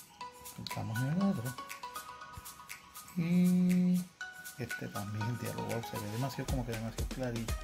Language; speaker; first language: Spanish; native; Spanish